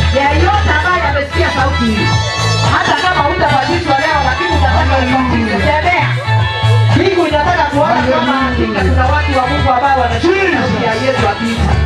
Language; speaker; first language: Swahili; non-native, local second language; Gusii